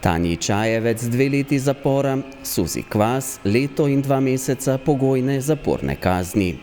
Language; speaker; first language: Slovenian; native; Slovenian